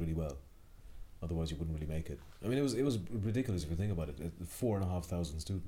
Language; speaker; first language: English; non-native, local second language; Bangla